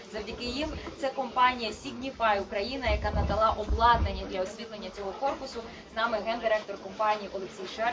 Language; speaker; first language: Ukrainian; native; Ukrainian